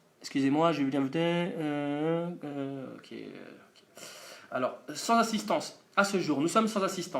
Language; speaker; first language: French; native; French